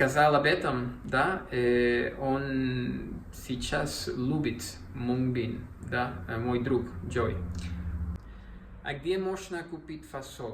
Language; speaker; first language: Russian; non-native, learner; Spanish